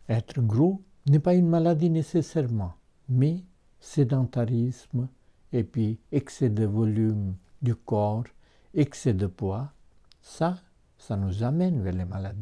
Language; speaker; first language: French; non-native, fluent; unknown